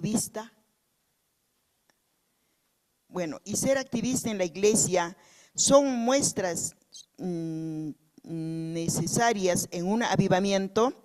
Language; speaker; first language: Spanish; native; Spanish